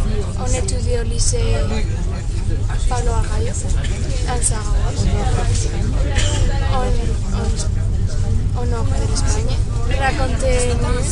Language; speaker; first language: French; non-native, learner; Spanish